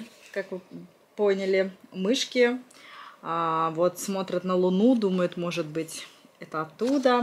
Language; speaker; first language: Russian; native; Russian